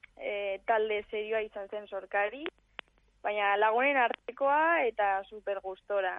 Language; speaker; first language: Basque; non-native, local second language; Spanish